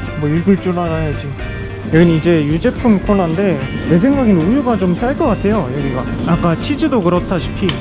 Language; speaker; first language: Korean; native; Korean